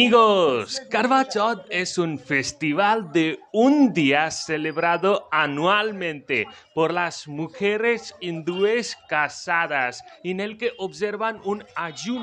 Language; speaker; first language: Spanish; non-native, fluent; Hindi